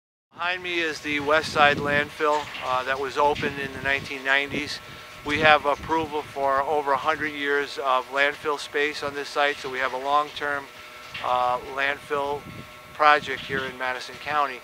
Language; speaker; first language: English; native; English